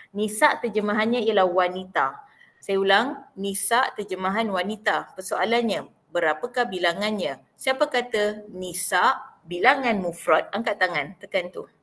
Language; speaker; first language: Malay; native; Malay